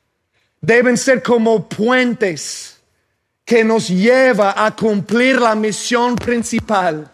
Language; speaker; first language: Spanish; non-native, fluent; English